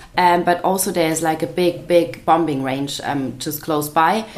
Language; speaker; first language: English; non-native, fluent; German